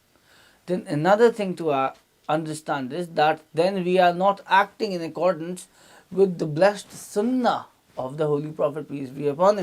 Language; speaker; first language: English; non-native, local second language; Urdu